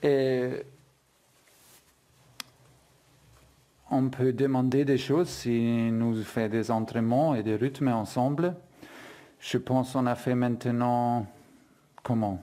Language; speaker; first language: French; non-native, fluent; German